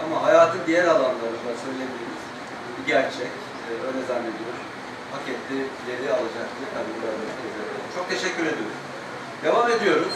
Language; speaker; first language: Turkish; native; Turkish